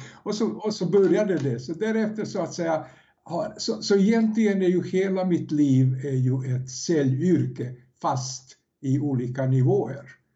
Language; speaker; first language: Swedish; non-native, fluent; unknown